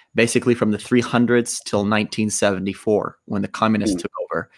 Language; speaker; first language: English; native; English